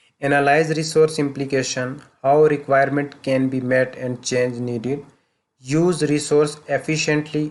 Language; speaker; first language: English; non-native, local second language; Hindi